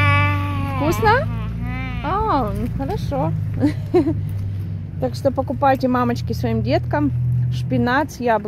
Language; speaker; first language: Russian; native; Russian